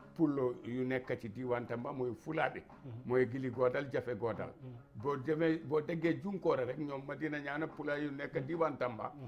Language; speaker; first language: Wolof; non-native, local second language; Bambara